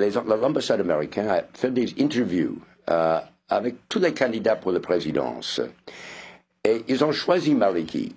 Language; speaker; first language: French; non-native, fluent; English